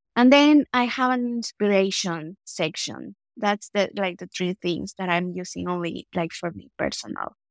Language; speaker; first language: English; non-native, fluent; Spanish